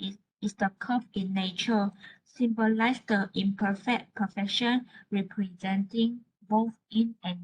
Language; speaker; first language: English; non-native, local second language; Malay